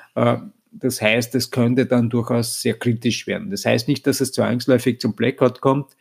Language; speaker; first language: German; native; German